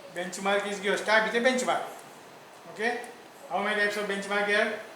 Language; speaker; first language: English; non-native, local second language; Gujarati